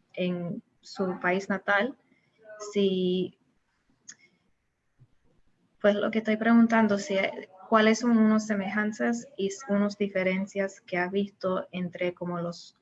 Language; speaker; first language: Spanish; non-native, learner; English